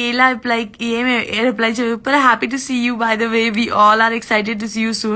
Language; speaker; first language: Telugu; non-native, learner; Gujarati